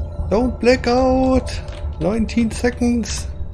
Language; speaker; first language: English; non-native, learner; German